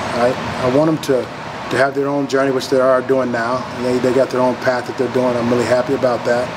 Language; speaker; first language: English; native; English